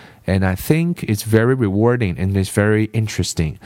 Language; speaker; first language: English; non-native, fluent; Chinese